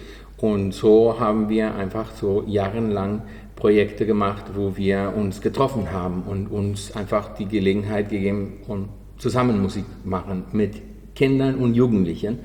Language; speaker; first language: German; non-native, learner; Spanish